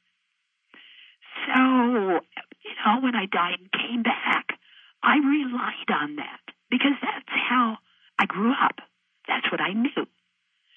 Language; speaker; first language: English; native; English